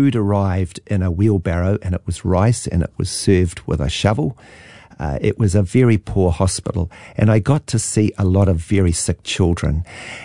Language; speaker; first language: English; native; English